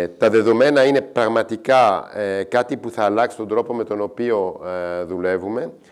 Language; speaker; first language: Greek; non-native, fluent; French